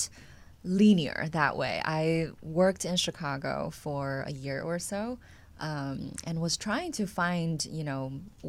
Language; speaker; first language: English; non-native, fluent; Chinese